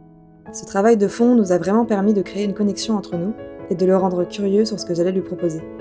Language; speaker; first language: French; native; French